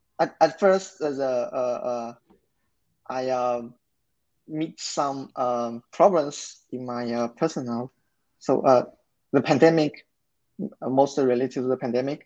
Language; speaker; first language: English; non-native, learner; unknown